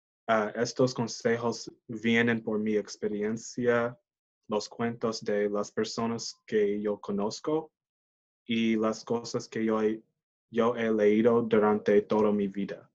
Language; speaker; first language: Spanish; non-native, learner; English